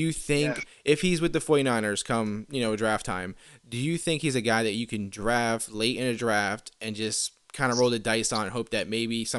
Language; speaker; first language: English; native; English